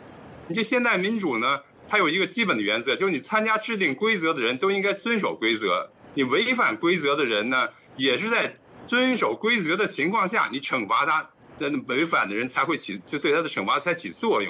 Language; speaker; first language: Chinese; native; Chinese